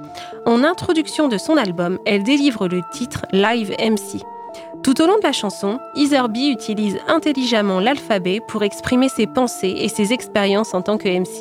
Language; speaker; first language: French; native; French